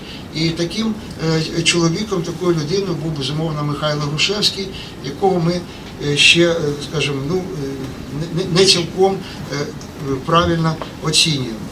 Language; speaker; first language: Ukrainian; native; Ukrainian